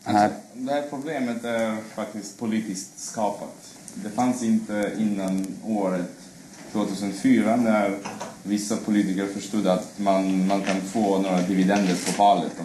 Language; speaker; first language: Swedish; non-native, fluent; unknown